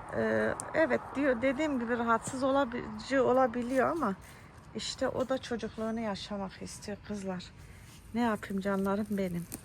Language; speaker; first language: Turkish; native; Turkish